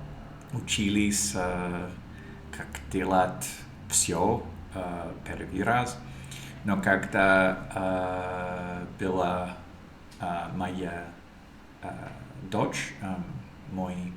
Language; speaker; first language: Russian; non-native, learner; English